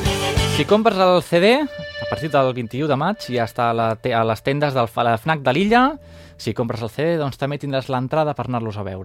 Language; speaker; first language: Catalan; native; Catalan